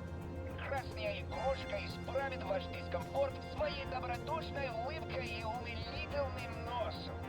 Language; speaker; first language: Russian; non-native, learner; English